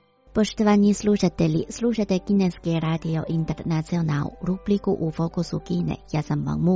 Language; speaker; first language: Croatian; non-native, fluent; Chinese